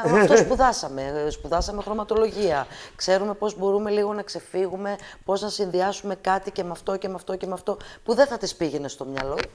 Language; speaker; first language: Greek; early bilingual, heritage; Greek